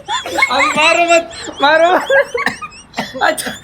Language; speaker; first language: Hindi; non-native, local second language; Malayalam